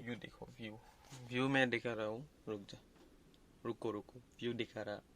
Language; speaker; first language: Hindi; non-native, local second language; Assamese